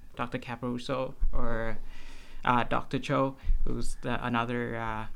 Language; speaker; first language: English; non-native, fluent; Vietnamese